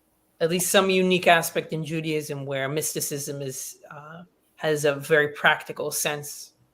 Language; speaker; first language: English; native; English